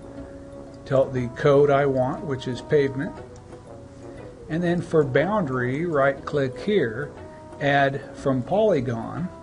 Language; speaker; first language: English; native; English